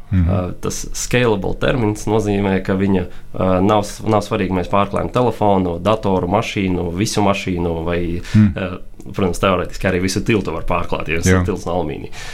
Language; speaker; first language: Latvian; non-native, local second language; Russian